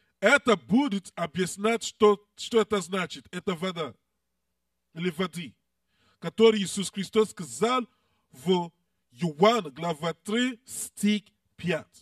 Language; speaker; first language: Russian; non-native, learner; English